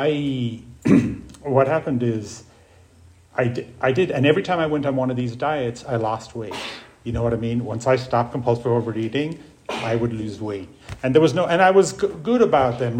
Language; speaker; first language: English; native; English